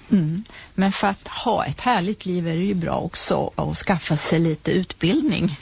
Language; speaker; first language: Swedish; native; Swedish